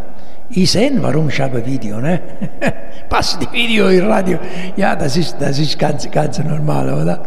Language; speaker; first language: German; non-native, learner; Italian